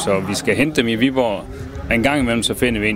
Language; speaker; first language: Danish; native; Danish